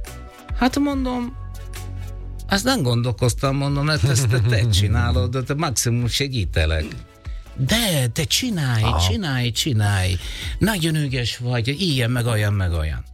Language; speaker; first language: Hungarian; non-native, learner; Italian